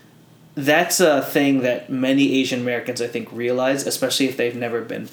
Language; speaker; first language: English; early bilingual, other home language; Filipino